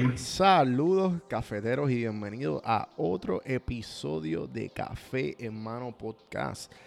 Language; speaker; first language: Spanish; native; Spanish